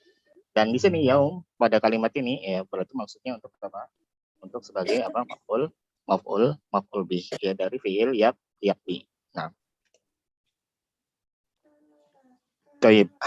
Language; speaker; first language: Indonesian; native; Indonesian